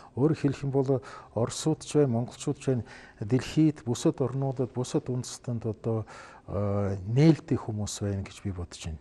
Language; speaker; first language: Mongolian; non-native, fluent; Russian